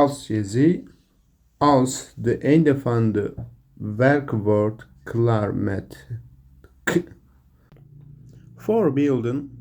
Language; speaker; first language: Dutch; non-native, learner; Turkish